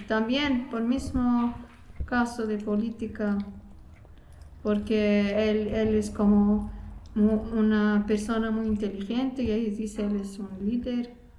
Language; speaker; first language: Spanish; non-native, learner; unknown